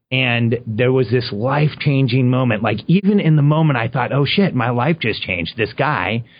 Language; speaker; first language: English; early bilingual, other home language; Spanish